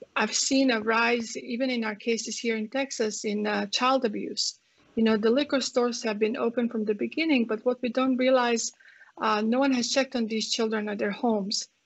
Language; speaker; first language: English; non-native, fluent; Croatian